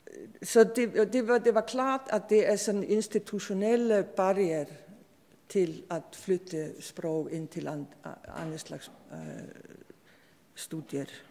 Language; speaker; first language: Danish; non-native, fluent; Icelandic